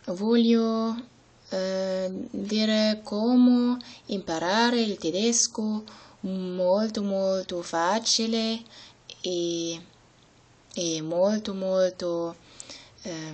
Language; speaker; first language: Italian; non-native, learner; German